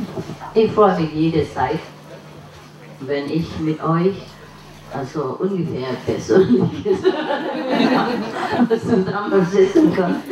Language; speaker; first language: German; non-native, learner; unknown